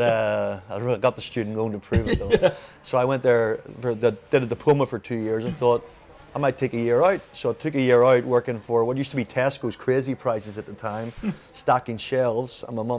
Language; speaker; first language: English; native; English